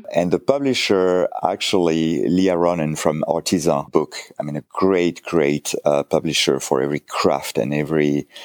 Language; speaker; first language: English; non-native, fluent; French